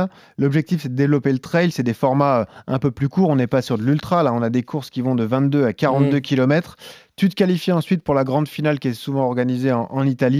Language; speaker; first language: French; native; French